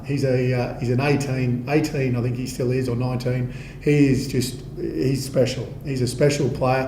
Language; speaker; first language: English; native; English